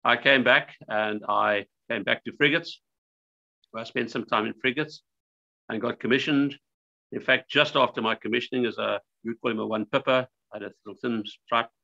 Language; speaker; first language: English; native; English